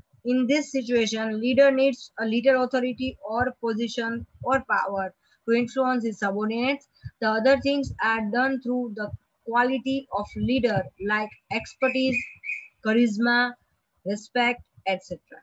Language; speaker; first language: English; non-native, local second language; Gujarati